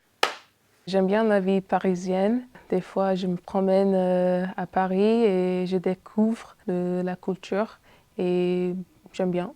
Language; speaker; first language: French; non-native, fluent; English